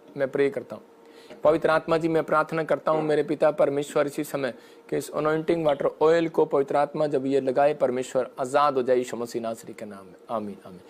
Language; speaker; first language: Hindi; non-native, local second language; Punjabi